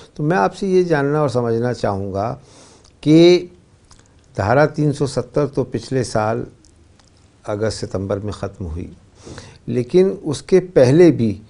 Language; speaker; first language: Hindi; native; Hindi